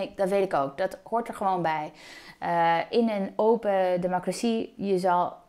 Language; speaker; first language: Dutch; non-native, fluent; English